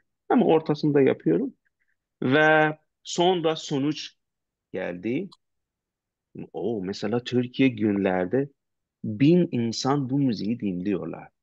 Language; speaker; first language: Turkish; non-native, learner; Persian